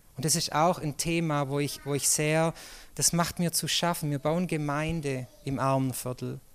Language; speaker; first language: German; native; German